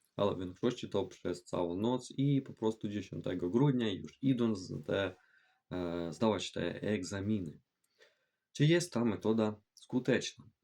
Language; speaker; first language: Polish; non-native, fluent; Ukrainian